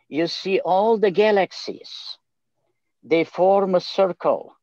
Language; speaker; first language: English; non-native, fluent; Romanian